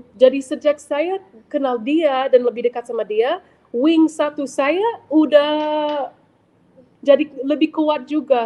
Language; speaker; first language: Indonesian; non-native, fluent; English